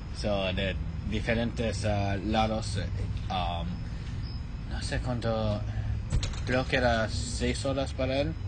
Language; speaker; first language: Spanish; non-native, fluent; English